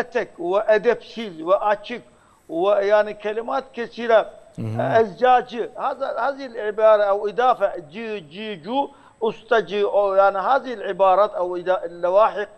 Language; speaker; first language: Arabic; non-native, fluent; Turkish